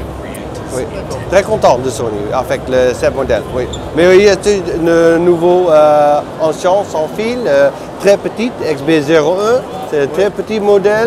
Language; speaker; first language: French; non-native, learner; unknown